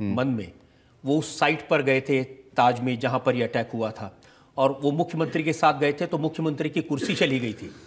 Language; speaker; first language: Hindi; native; Hindi